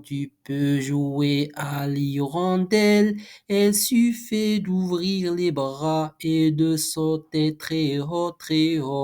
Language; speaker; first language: French; non-native, local second language; Arabic